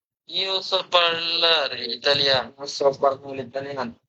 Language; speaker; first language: Italian; non-native, learner; Bangla